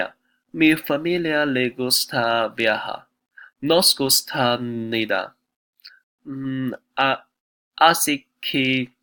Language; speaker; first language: Spanish; non-native, learner; Chinese